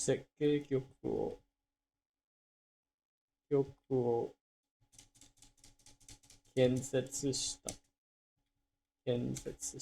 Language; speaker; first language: Japanese; non-native, learner; English